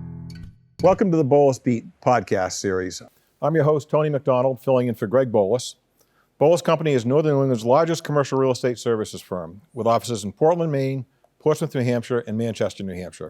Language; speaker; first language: English; native; English